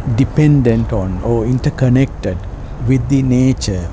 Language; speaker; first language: English; non-native, local second language; Sinhala